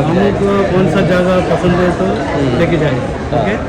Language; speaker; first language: Hindi; non-native, local second language; Malayalam